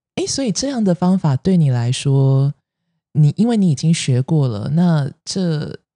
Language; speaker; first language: Chinese; native; Chinese